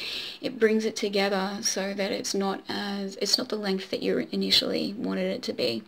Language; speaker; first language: English; native; English